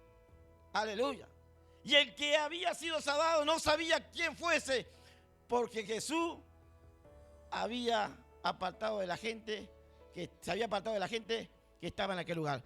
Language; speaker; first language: Spanish; native; Spanish